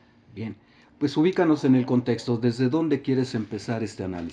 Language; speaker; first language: Spanish; native; Spanish